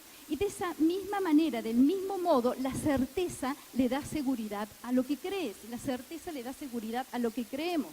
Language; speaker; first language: Spanish; native; Spanish